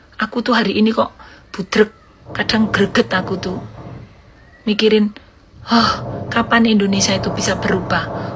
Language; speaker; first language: Indonesian; native; Indonesian